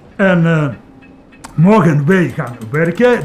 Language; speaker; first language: Dutch; non-native, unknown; Polish